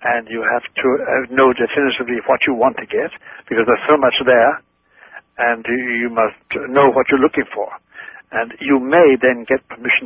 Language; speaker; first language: English; non-native, local second language; Irish